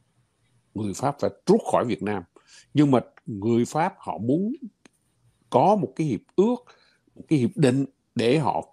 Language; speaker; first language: Vietnamese; native; Vietnamese